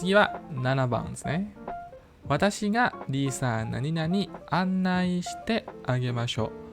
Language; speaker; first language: Japanese; non-native, fluent; Indonesian